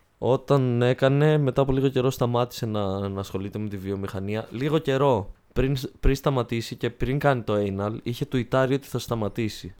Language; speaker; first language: Greek; native; Greek